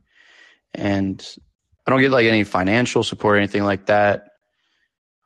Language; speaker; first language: English; native; English